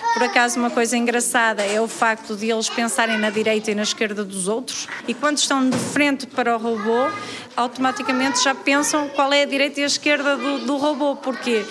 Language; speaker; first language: Portuguese; native; Portuguese